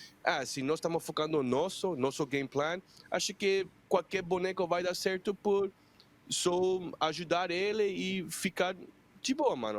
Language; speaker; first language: Portuguese; non-native, fluent; Spanish